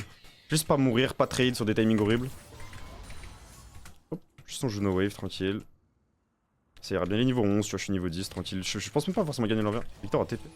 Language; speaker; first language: French; native; French